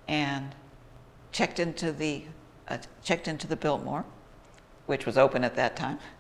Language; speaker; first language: English; native; English